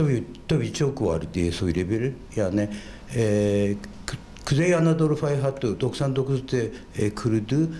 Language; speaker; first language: Turkish; non-native, fluent; Japanese